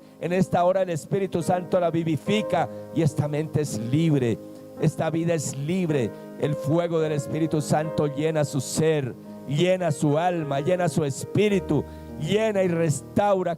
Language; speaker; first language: Spanish; native; Spanish